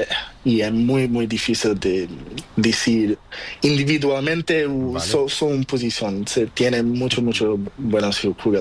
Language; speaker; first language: Spanish; non-native, learner; Portuguese